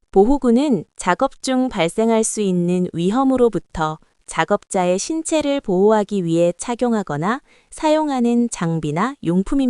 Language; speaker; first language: Korean; non-native, learner; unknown